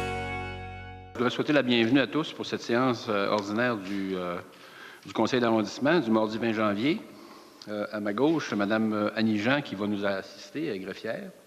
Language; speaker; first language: French; native; French